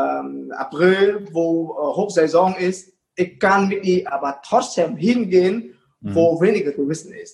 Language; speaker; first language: German; non-native, fluent; Vietnamese